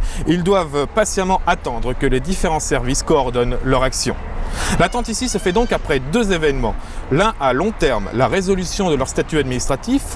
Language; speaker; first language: French; native; French